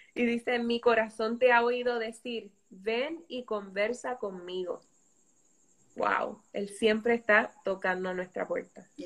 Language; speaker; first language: Spanish; native; Spanish